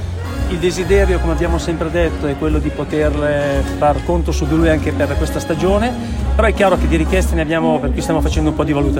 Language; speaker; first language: Italian; native; Italian